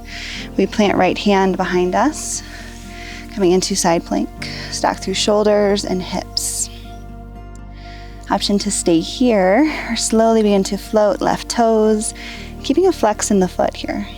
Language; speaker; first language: English; native; English